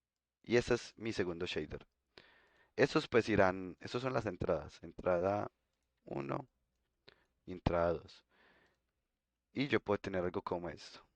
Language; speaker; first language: Spanish; native; Spanish